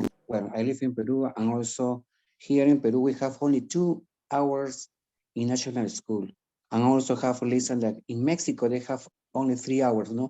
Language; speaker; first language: English; non-native, fluent; Spanish